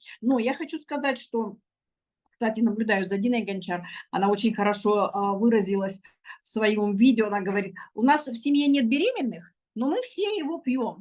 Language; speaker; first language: Russian; native; Russian